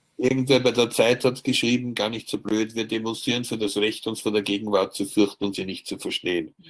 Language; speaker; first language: German; native; German